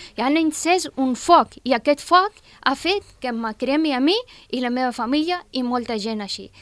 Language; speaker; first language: Catalan; non-native, fluent; Persian